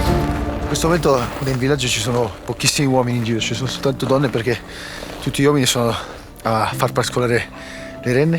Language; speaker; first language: Italian; native; Italian